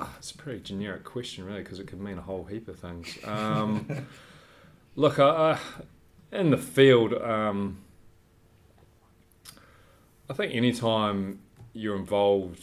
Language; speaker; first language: English; native; English